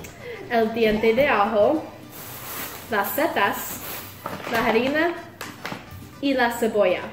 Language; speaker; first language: Spanish; non-native, learner; English